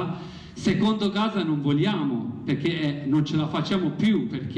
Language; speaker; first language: Italian; non-native, learner; Kurdish